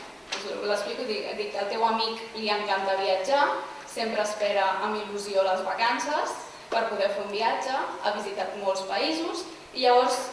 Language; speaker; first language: Catalan; native; Catalan